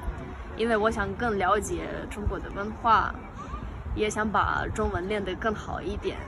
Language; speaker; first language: Chinese; non-native, fluent; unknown